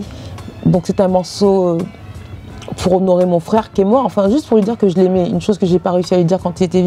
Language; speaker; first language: French; native; French